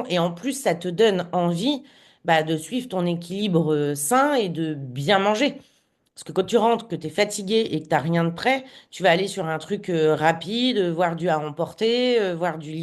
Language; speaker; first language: French; native; French